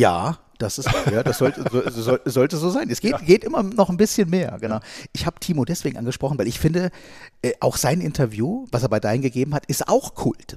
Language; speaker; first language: German; native; German